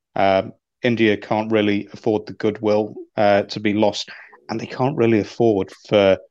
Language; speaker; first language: English; native; English